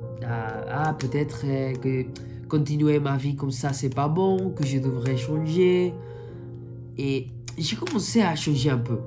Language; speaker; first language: French; non-native, fluent; Spanish